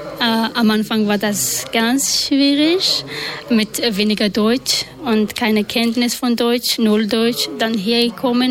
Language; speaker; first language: German; non-native, learner; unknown